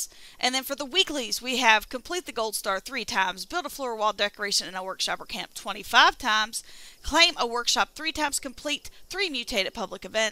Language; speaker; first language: English; native; English